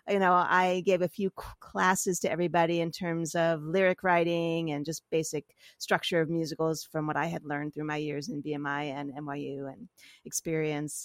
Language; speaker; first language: English; native; English